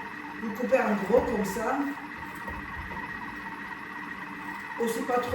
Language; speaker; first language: French; non-native, fluent; Armenian